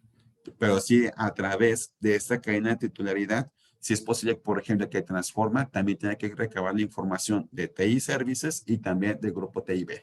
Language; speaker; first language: Spanish; native; Spanish